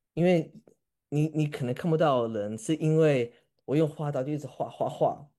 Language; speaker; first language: Chinese; early bilingual, heritage; Chinese